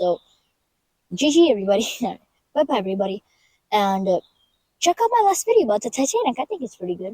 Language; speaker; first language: English; native; English